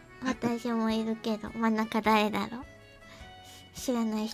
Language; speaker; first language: Japanese; native; Japanese